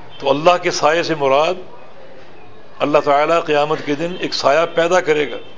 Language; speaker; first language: Urdu; native; Urdu